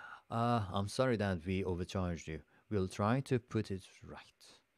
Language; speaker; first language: English; non-native, fluent; Persian